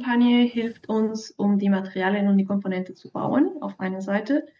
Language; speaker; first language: German; non-native, fluent; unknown